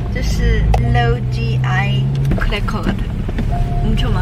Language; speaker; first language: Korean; non-native, fluent; Chinese